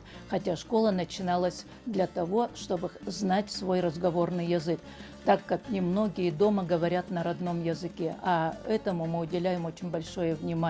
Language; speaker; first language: Russian; native; Russian